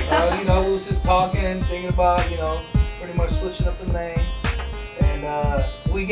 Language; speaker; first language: English; native; English